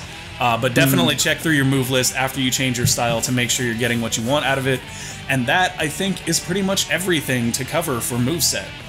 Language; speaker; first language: English; native; English